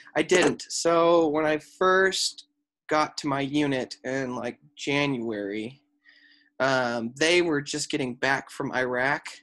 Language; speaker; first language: English; native; English